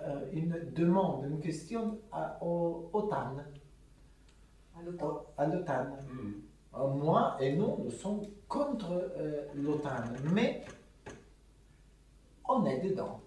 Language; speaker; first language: French; non-native, fluent; Italian